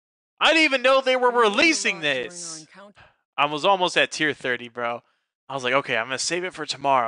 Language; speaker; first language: English; native; English